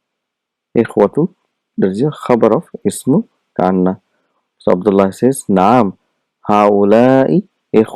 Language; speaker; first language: Arabic; non-native, fluent; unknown